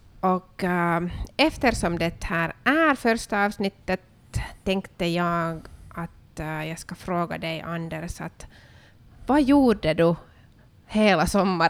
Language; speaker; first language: Swedish; non-native, local second language; Finnish